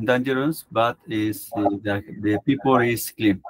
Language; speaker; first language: English; non-native, learner; Spanish